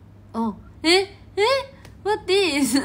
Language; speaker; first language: English; non-native, learner; Japanese